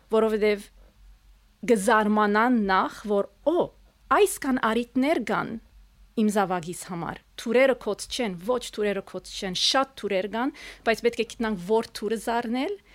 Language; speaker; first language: Armenian; early bilingual, heritage; Armenian